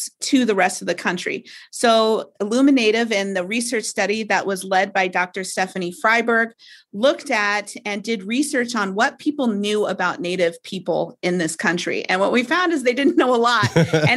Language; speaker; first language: English; native; English